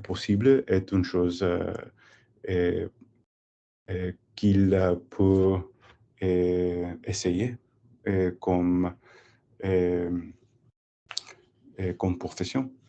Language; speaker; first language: French; non-native, learner; English